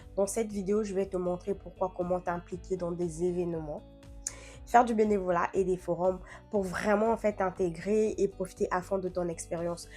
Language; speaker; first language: French; non-native, fluent; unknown